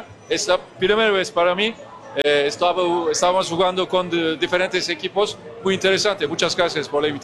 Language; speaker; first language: Spanish; non-native, fluent; Turkish